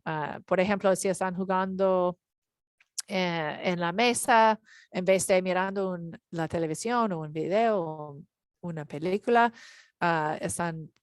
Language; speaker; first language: Spanish; non-native, learner; English